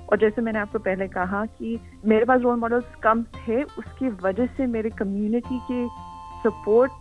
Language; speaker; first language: Hindi; early bilingual, heritage; Hindi